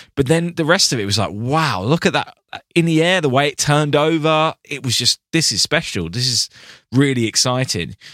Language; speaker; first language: English; native; English